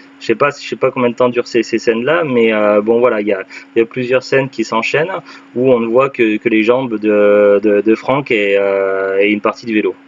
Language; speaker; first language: French; native; French